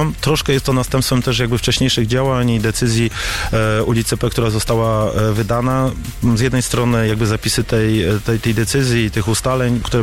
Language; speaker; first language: Polish; native; Polish